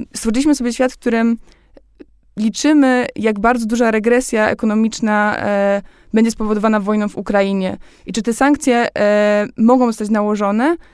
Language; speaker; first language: Polish; native; Polish